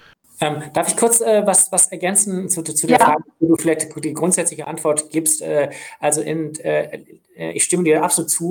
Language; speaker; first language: German; native; German